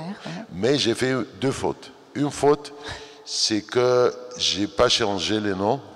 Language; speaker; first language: French; non-native, fluent; Arabic